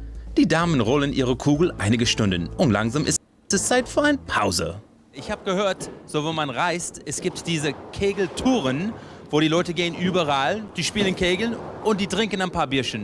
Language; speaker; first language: German; non-native, learner; English